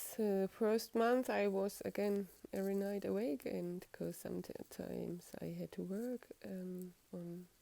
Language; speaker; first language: English; non-native, fluent; German